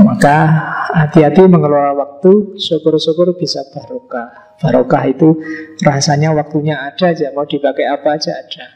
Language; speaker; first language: Indonesian; native; Indonesian